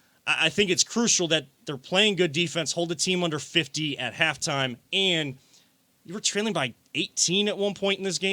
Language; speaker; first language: English; native; English